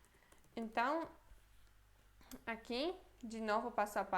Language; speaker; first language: Portuguese; non-native, fluent; Polish